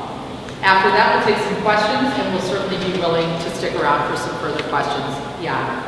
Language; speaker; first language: English; native; English